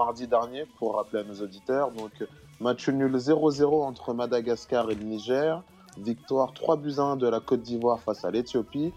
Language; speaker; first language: French; native; French